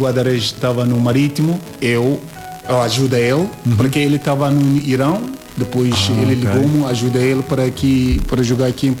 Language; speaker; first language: Portuguese; non-native, learner; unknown